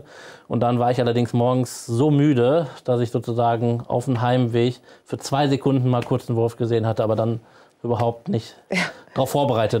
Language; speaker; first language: German; native; German